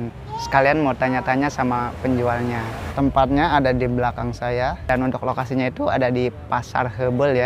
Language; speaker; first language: Indonesian; native; Indonesian